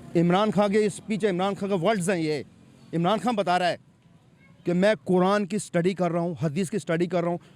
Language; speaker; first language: Urdu; non-native, local second language; Punjabi